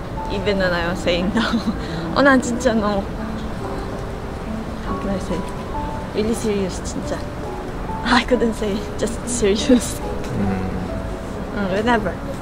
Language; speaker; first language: English; non-native, local second language; Filipino